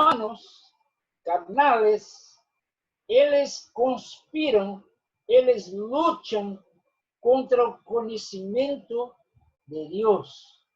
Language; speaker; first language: Spanish; non-native, learner; Portuguese